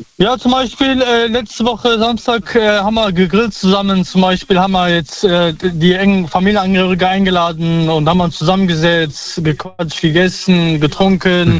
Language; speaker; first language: German; non-native, local second language; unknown